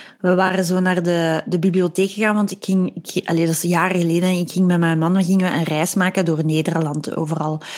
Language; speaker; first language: Dutch; native; Dutch